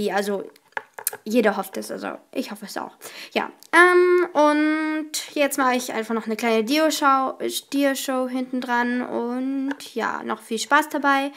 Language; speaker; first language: German; native; German